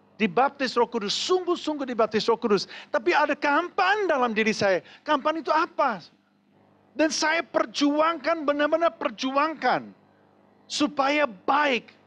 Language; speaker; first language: Indonesian; non-native, fluent; English